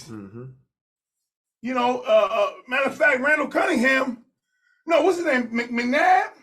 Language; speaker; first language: English; native; English